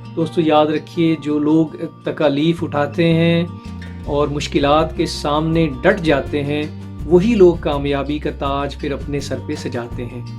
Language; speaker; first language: Urdu; non-native, local second language; Punjabi